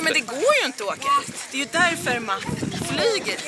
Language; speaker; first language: Swedish; native; Swedish